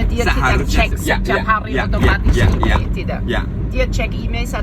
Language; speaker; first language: Indonesian; non-native, fluent; German